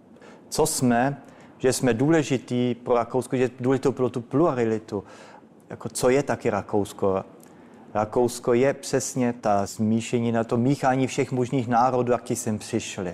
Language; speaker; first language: Czech; early bilingual, heritage; Czech